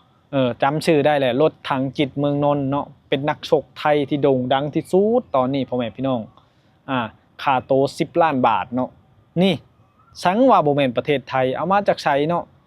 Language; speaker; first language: Thai; non-native, local second language; Lao